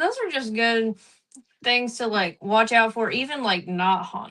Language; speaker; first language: English; native; English